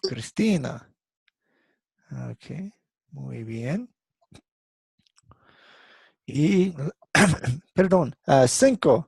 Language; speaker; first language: Spanish; non-native, fluent; English